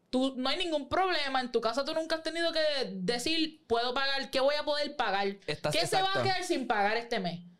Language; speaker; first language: Spanish; native; Spanish